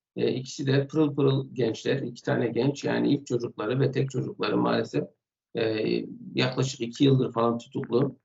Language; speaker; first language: Turkish; non-native, local second language; Kurdish